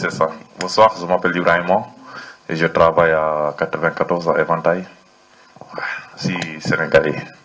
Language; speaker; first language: French; non-native, learner; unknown